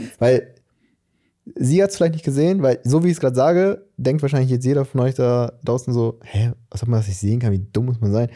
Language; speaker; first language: German; early bilingual, other home language; Portuguese